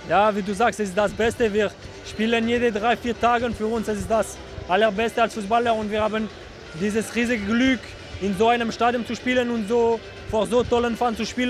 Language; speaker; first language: German; non-native, local second language; French